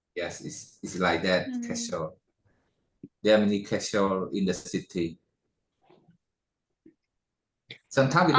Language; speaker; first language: English; non-native, learner; Khmer